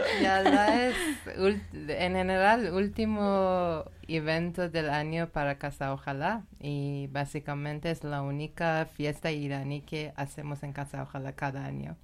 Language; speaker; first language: Spanish; non-native, learner; Persian